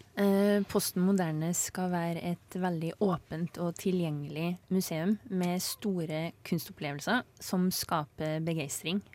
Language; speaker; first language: Norwegian; native; Norwegian